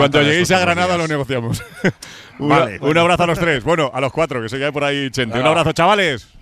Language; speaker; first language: Spanish; native; Spanish